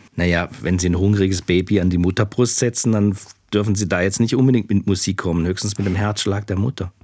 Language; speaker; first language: German; native; German